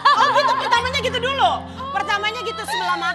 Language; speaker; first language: Indonesian; native; Indonesian